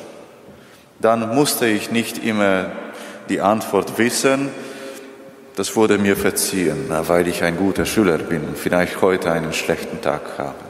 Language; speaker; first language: German; non-native, fluent; Polish